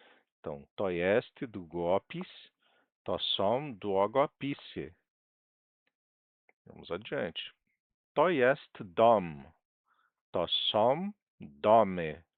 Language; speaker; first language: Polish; non-native, fluent; Portuguese